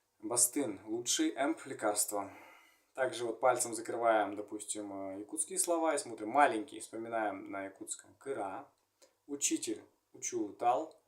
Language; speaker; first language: Russian; native; Russian